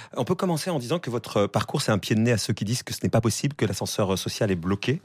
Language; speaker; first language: French; native; French